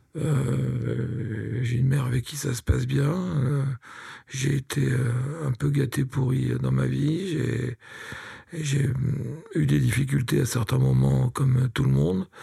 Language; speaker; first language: French; native; French